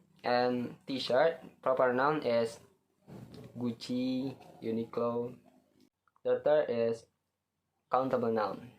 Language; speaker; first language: English; non-native, learner; Indonesian